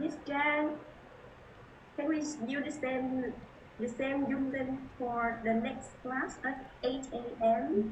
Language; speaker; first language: English; non-native, fluent; Vietnamese